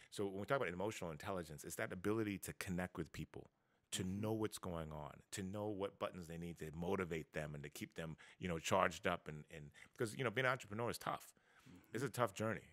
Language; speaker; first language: English; native; English